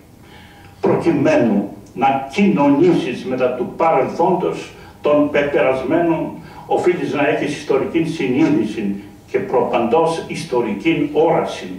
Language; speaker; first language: Greek; native; Greek